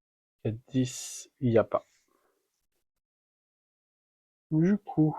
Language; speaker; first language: French; native; French